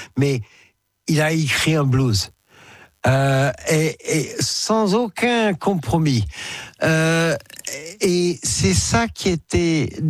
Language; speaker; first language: French; non-native, fluent; English